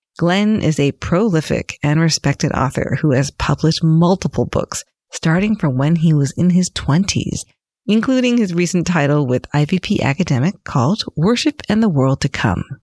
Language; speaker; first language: English; native; English